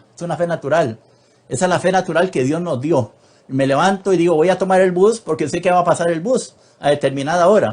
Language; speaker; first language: Spanish; native; Spanish